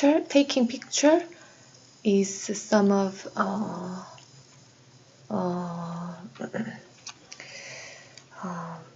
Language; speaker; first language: English; non-native, learner; Korean